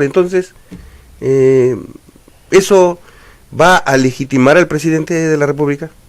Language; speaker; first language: Spanish; native; Spanish